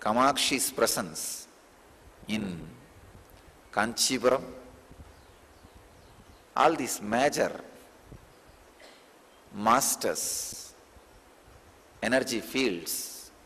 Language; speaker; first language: English; non-native, local second language; Tamil